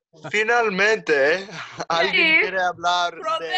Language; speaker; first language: Spanish; non-native, learner; English